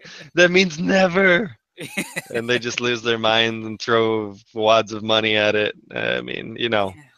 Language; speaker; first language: English; native; English